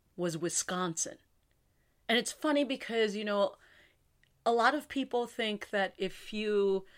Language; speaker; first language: English; native; English